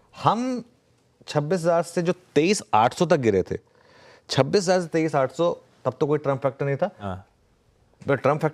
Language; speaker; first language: Hindi; native; Hindi